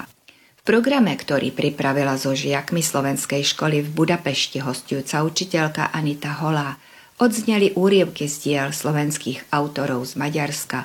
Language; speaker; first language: Slovak; early bilingual, heritage; Slovak